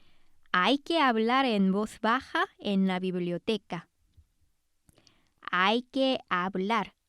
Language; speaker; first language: Spanish; non-native, fluent; Korean